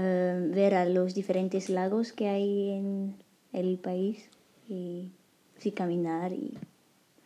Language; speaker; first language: Spanish; non-native, learner; French